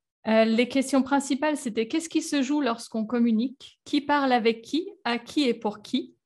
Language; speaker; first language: French; native; French